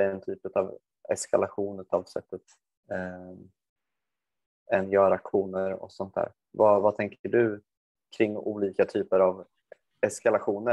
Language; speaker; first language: Swedish; native; Swedish